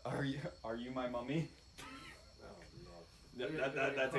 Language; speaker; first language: English; native; English